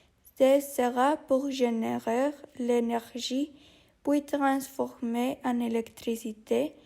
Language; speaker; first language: French; non-native, learner; Spanish